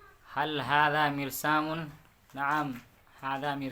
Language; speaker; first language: Arabic; non-native, learner; Urdu